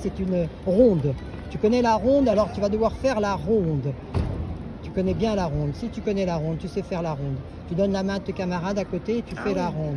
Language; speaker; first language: French; native; French